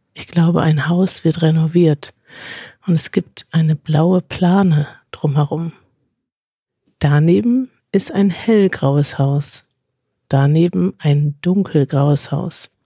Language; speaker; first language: German; native; German